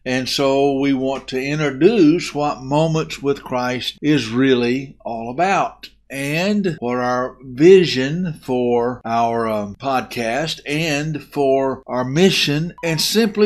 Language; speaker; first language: English; native; English